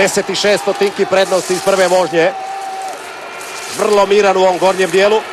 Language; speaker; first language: Serbian; native; Serbian